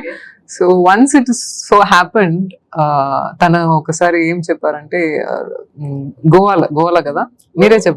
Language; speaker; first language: Telugu; non-native, learner; Tamil